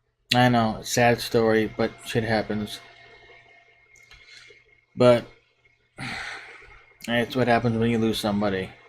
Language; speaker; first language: English; native; English